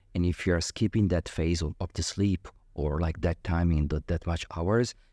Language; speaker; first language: English; non-native, fluent; Italian